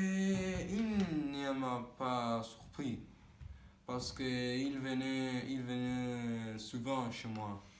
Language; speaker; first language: French; non-native, learner; Spanish